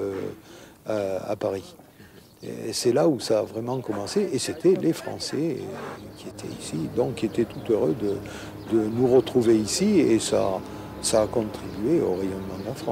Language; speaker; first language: French; native; French